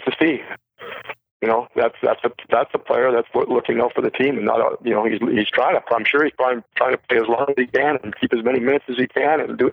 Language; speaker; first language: English; native; English